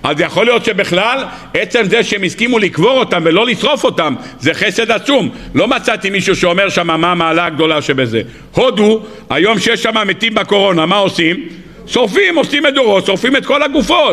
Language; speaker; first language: Hebrew; native; Hebrew